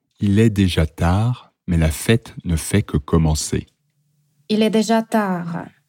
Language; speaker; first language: French; non-native, fluent; Russian